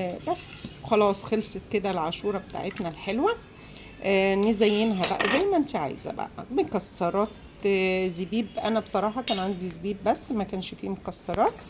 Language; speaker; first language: Arabic; native; Arabic